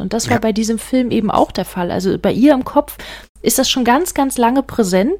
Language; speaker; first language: German; native; German